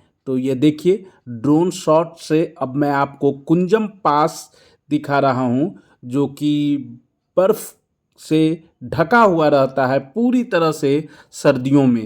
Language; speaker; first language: Hindi; native; Hindi